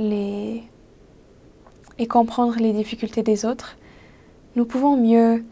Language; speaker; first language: French; non-native, fluent; English